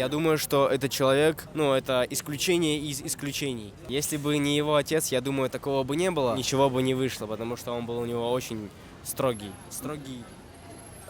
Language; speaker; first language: Russian; native; Russian